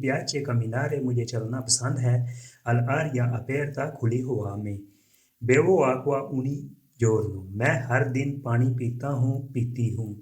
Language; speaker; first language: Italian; non-native, fluent; Urdu